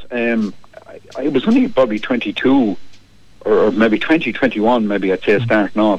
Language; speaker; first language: English; native; English